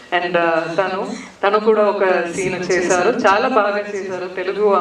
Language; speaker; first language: Telugu; non-native, learner; Tamil